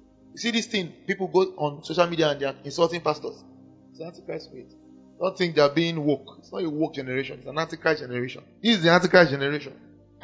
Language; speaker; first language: English; non-native, local second language; Igbo